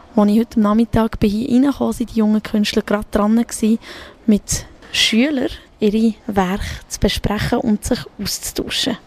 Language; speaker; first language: German; native; German